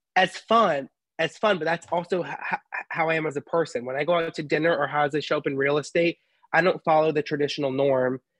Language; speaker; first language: English; native; English